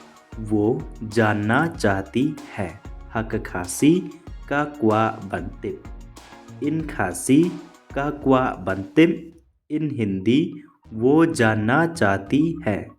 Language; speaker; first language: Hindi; non-native, local second language; Khasi